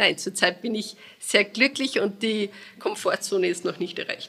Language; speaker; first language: German; native; German